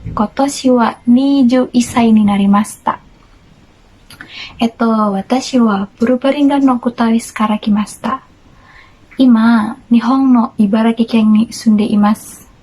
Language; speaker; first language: Japanese; non-native, learner; Indonesian